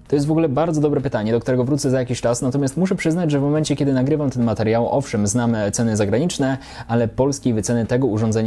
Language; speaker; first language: Polish; native; Polish